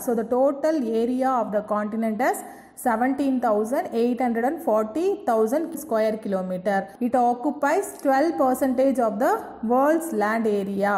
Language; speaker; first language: English; non-native, local second language; Tamil